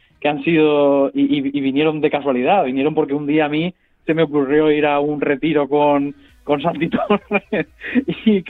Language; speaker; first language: Spanish; native; Spanish